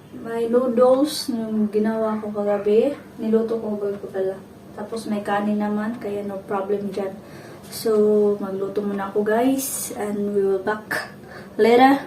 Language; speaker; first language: Filipino; non-native, local second language; Cebuano